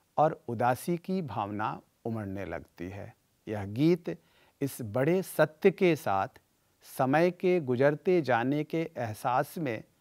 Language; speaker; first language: Hindi; native; Hindi